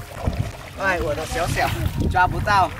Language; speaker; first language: Chinese; non-native, learner; Vietnamese